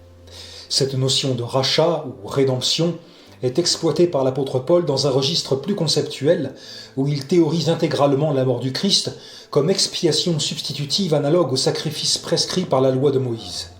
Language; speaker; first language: French; native; French